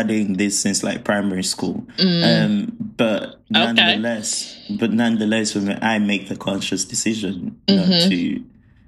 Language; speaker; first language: English; non-native, local second language; Ganda